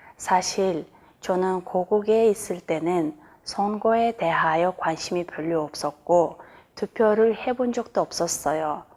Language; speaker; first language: Korean; non-native, fluent; Kyrgyz